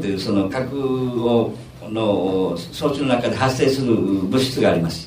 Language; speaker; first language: Japanese; native; Japanese